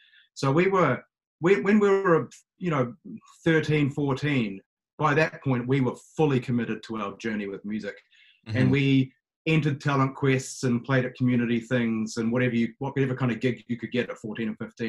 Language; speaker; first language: English; native; English